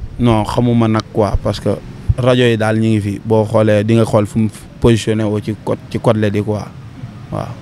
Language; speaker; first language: Wolof; non-native, local second language; Jola-Fonyi